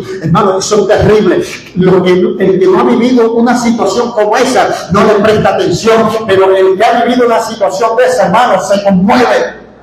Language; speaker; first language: Spanish; native; Spanish